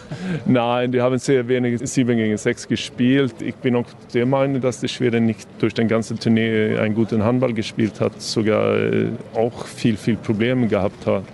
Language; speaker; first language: German; non-native, fluent; Swedish